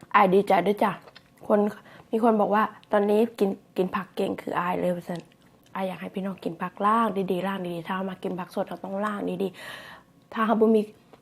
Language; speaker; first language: Thai; native; Thai